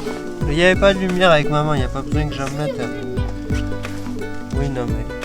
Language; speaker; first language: French; native; French